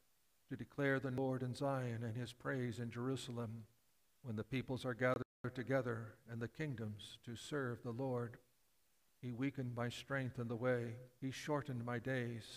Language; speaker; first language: English; native; English